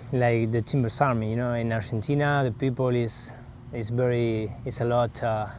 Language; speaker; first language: English; non-native, learner; Spanish